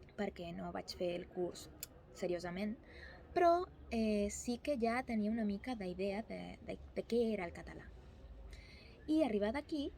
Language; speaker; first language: Catalan; non-native, fluent; Spanish